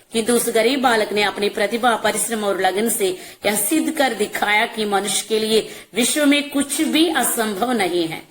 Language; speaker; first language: Hindi; non-native, local second language; Telugu